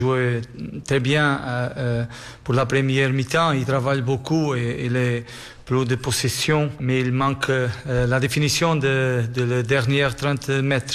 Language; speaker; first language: French; non-native, learner; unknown